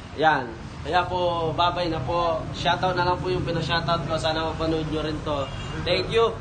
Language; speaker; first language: Filipino; non-native, local second language; Pampanga